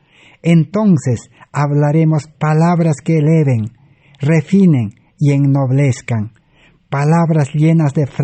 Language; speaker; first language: Spanish; native; Spanish